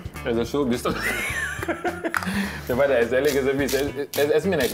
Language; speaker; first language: Hungarian; non-native, learner; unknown